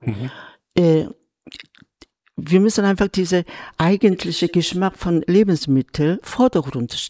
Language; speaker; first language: German; non-native, fluent; Korean